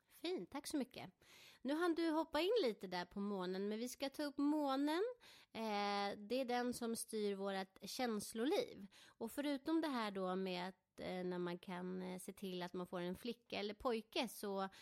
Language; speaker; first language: Swedish; native; Swedish